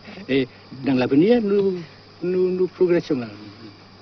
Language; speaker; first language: French; non-native, fluent; Vietnamese